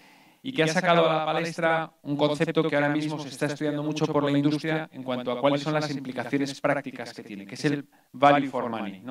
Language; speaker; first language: Spanish; native; Spanish